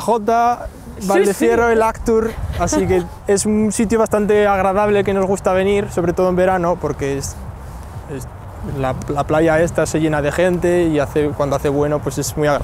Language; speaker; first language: Spanish; native; Spanish